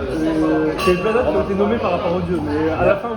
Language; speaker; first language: French; native; French